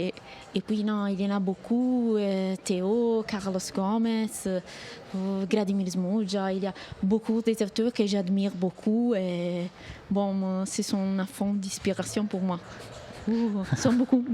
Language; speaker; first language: French; non-native, fluent; Italian